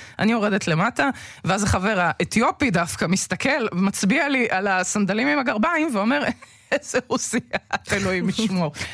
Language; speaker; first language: Hebrew; early bilingual, other home language; Russian